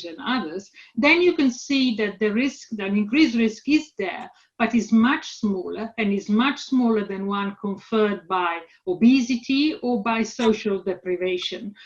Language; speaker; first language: English; non-native, fluent; Italian